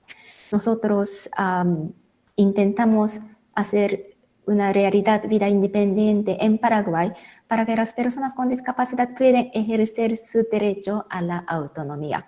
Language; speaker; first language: Spanish; non-native, fluent; Japanese